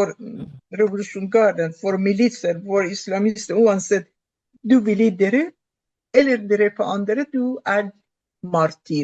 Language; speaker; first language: Norwegian; non-native, fluent; Persian